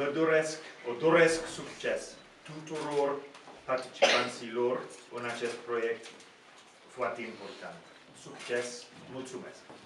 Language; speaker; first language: Romanian; non-native, learner; English